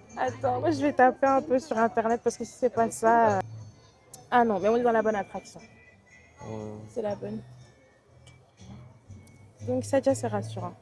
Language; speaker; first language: French; native; French